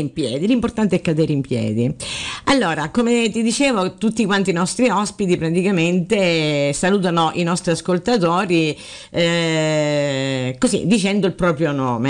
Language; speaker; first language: Italian; native; Italian